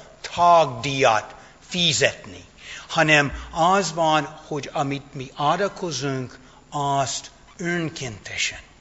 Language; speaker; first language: Hungarian; non-native, fluent; English